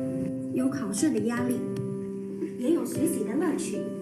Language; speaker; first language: Chinese; non-native, fluent; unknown